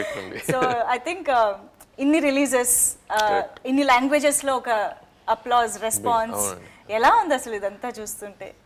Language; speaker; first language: Telugu; native; Telugu